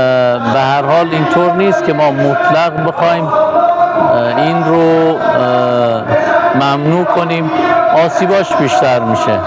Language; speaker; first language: Persian; native; Persian